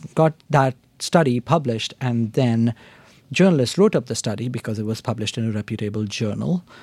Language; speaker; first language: English; non-native, local second language; Hindi